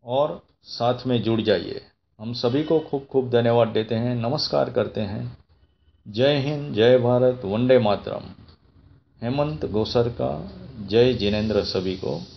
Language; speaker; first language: Hindi; non-native, local second language; Gujarati